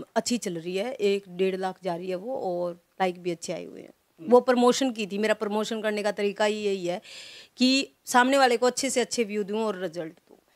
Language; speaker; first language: Hindi; non-native, local second language; Haryanvi